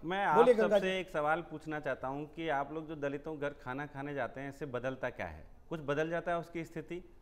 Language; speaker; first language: Hindi; native; Hindi